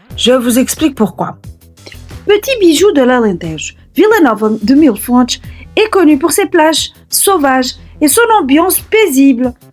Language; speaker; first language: French; early bilingual, other home language; Portuguese